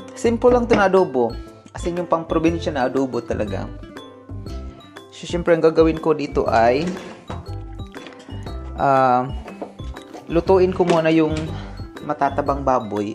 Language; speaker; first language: Filipino; native; Filipino